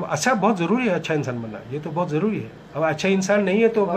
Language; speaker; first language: Hindi; native; Hindi